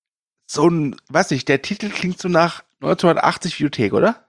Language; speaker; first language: German; native; German